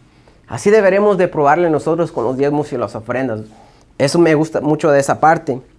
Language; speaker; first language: Spanish; native; Spanish